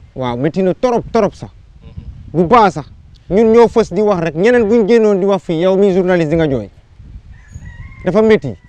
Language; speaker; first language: Wolof; non-native, local second language; Jola-Fonyi